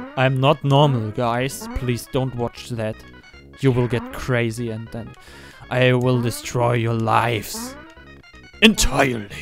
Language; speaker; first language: English; non-native, learner; German